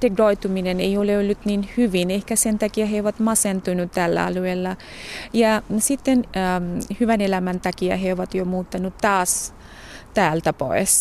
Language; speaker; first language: Finnish; non-native, fluent; Bangla